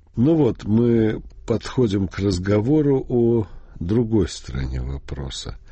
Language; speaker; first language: Russian; native; Russian